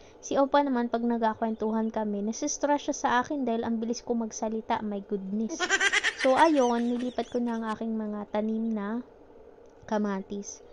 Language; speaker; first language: Filipino; non-native, local second language; Hiligaynon